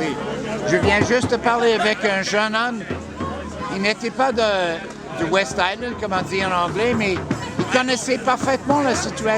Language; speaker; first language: French; non-native, fluent; English